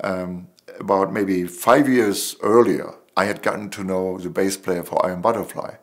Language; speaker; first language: English; non-native, fluent; German